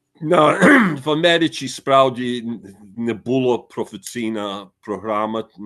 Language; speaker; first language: Ukrainian; early bilingual, heritage; Ukrainian